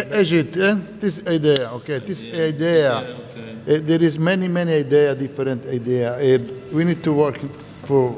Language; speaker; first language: English; non-native, learner; Arabic